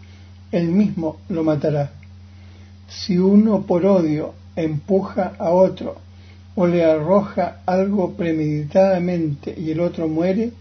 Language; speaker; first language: Spanish; native; Spanish